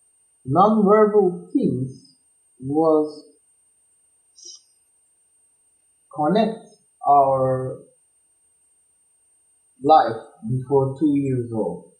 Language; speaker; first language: English; non-native, learner; Turkish